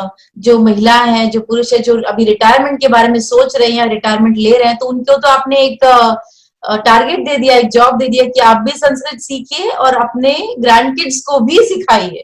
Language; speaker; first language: Hindi; native; Hindi